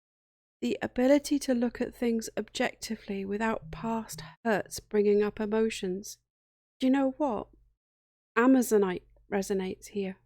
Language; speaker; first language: English; native; English